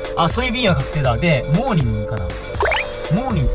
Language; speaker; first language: Japanese; native; Japanese